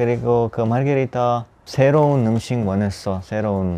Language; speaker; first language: Korean; non-native, learner; Italian